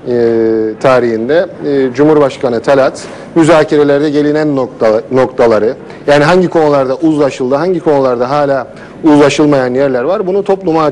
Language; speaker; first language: Turkish; native; Turkish